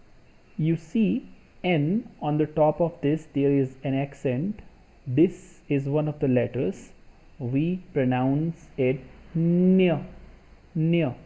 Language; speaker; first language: English; non-native, local second language; Hindi